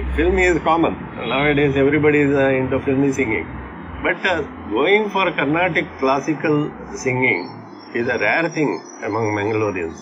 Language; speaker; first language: English; non-native, local second language; Konkani